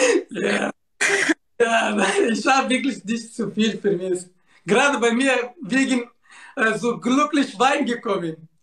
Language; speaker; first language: German; non-native, learner; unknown